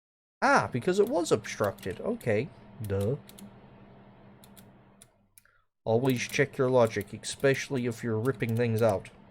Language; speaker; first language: English; native; English